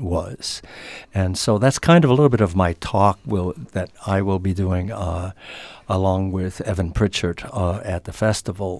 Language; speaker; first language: English; native; English